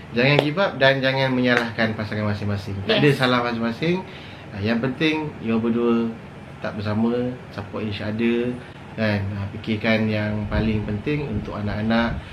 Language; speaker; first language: Malay; native; Malay